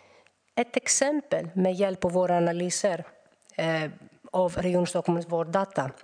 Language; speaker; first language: Swedish; non-native, fluent; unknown